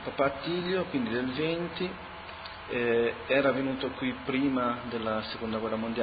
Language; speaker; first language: Italian; native; Italian